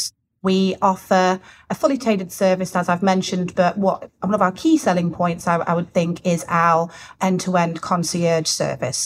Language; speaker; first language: English; native; English